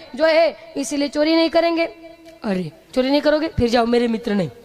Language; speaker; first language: Hindi; non-native, local second language; Marathi